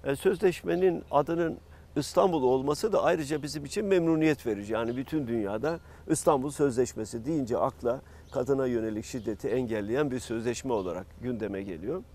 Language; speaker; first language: Turkish; native; Turkish